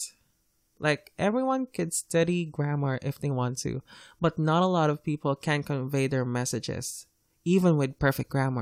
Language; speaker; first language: English; non-native, local second language; Filipino